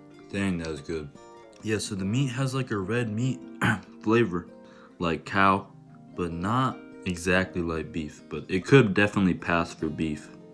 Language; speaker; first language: English; early bilingual, other home language; Japanese